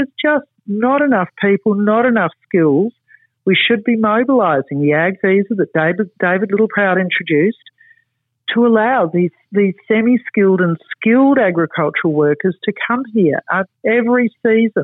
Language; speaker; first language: English; native; English